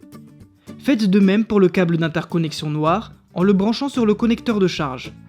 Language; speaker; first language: French; native; French